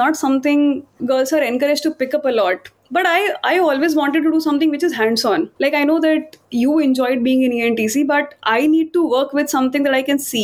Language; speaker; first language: English; non-native, local second language; Hindi